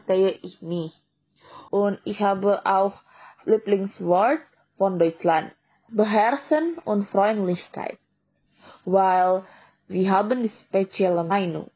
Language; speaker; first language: German; non-native, learner; Indonesian